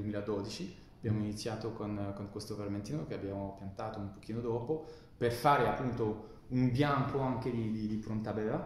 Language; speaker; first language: Italian; non-native, fluent; French